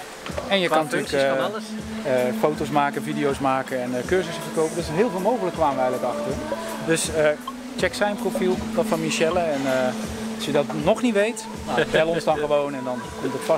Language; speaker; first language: Dutch; native; Dutch